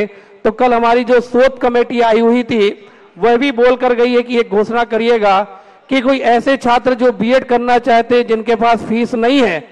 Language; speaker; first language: Hindi; native; Hindi